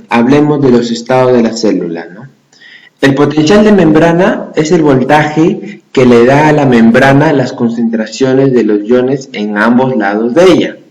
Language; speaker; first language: Spanish; native; Spanish